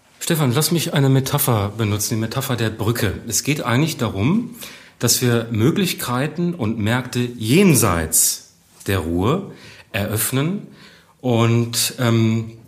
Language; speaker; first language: German; native; German